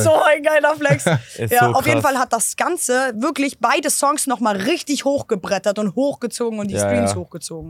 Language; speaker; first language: German; native; German